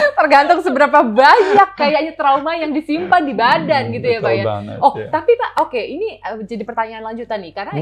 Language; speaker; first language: Indonesian; native; Indonesian